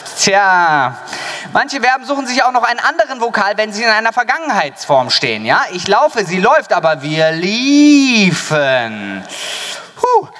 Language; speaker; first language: German; native; German